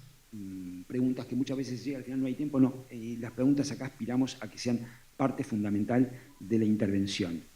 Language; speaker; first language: Spanish; native; Spanish